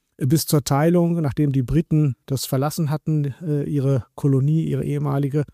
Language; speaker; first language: German; native; German